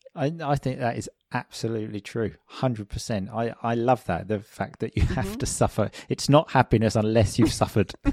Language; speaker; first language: English; native; English